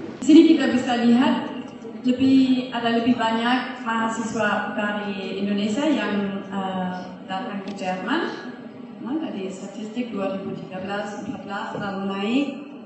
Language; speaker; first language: Indonesian; non-native, fluent; German